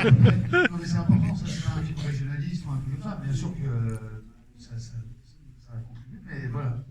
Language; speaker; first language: French; native; French